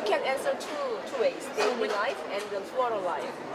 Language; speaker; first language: English; non-native, learner; Korean